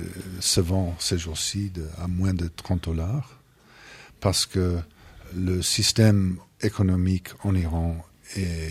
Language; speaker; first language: French; non-native, fluent; English